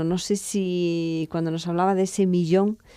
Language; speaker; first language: Spanish; native; Spanish